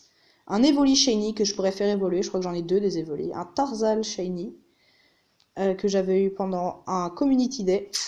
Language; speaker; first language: French; native; French